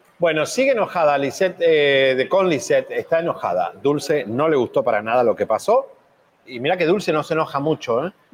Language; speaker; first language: Spanish; native; Spanish